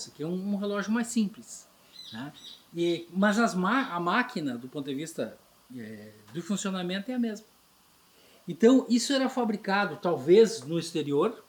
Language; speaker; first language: Portuguese; native; Portuguese